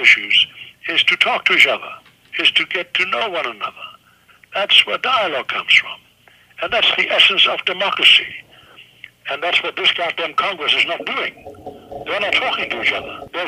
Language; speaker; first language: English; non-native, fluent; German